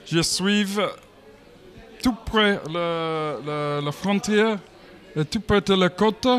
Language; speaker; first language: French; non-native, learner; English